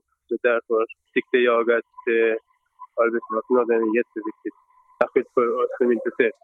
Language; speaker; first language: Swedish; non-native, fluent; Persian